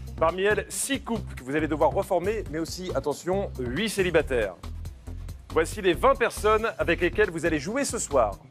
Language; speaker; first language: French; native; French